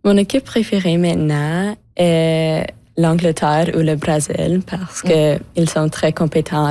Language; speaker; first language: French; non-native, local second language; English